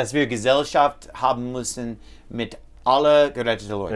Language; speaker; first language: German; non-native, learner; English